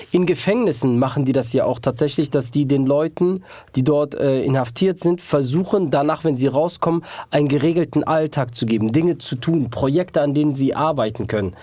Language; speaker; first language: German; native; German